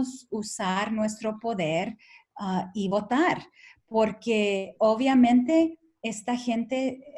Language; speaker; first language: Spanish; early bilingual, heritage; Spanish